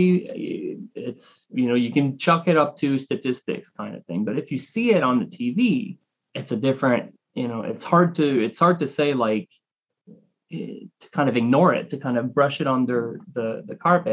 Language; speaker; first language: English; native; English